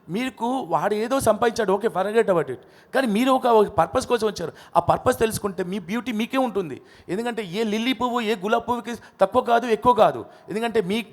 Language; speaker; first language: Telugu; non-native, local second language; Odia